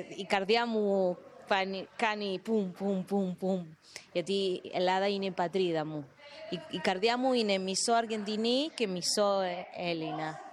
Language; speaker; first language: Greek; early bilingual, heritage; Spanish